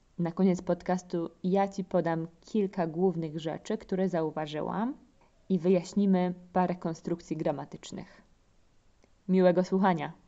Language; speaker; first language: Polish; native; Polish